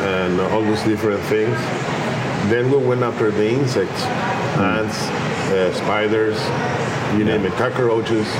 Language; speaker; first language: English; non-native, fluent; Spanish